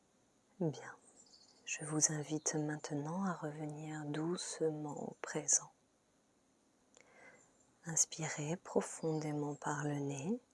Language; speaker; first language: French; native; French